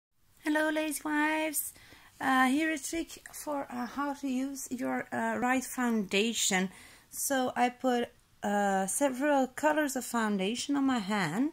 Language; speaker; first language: English; non-native, fluent; Dutch